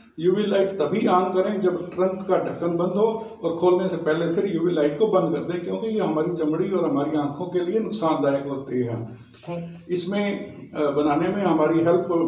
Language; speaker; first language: Hindi; non-native, local second language; Punjabi